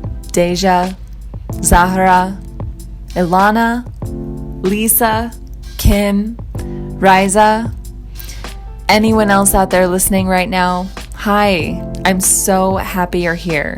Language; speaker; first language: English; native; English